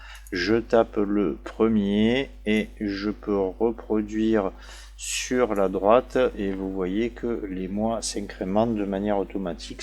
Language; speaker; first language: French; native; French